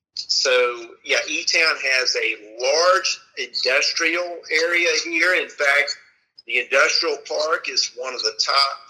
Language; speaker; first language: English; native; English